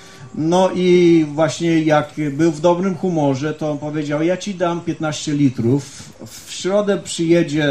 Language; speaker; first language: Polish; early bilingual, heritage; Polish